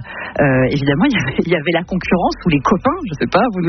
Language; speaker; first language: French; native; French